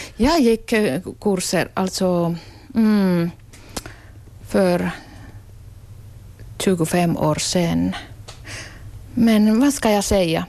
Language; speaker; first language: Swedish; non-native, local second language; Finnish